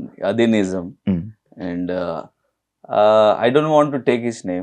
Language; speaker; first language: Telugu; non-native, learner; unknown